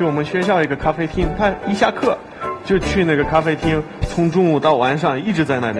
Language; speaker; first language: Chinese; non-native, fluent; Russian